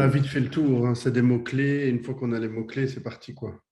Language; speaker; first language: French; native; French